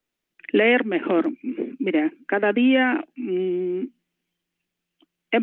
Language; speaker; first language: Spanish; non-native, fluent; Malayalam